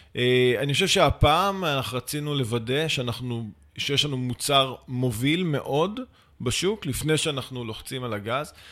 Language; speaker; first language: Hebrew; native; Hebrew